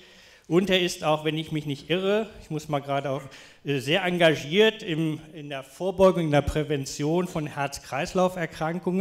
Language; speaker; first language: German; native; German